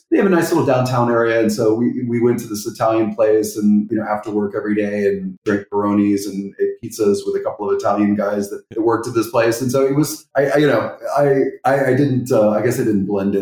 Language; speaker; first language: English; native; English